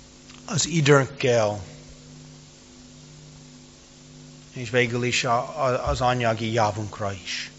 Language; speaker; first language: Hungarian; non-native, fluent; English